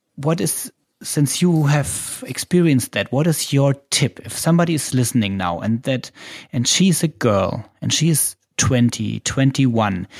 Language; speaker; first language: English; non-native, fluent; German